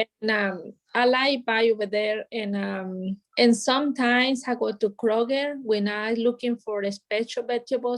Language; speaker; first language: English; non-native, learner; Spanish